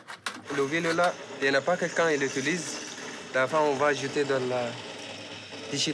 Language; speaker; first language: French; non-native, learner; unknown